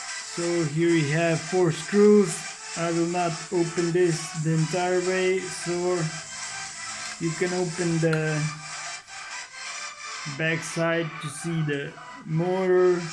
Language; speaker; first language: English; non-native, fluent; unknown